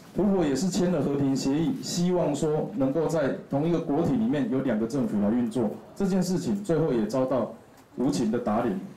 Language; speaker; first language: Chinese; non-native, local second language; Min Nan Chinese